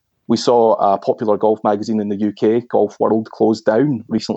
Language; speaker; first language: English; native; English